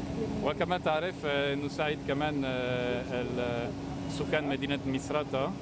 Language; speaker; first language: Arabic; non-native, fluent; French